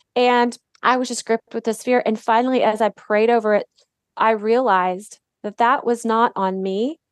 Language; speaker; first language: English; native; English